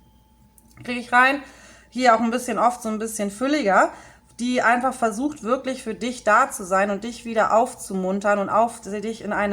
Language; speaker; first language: German; native; German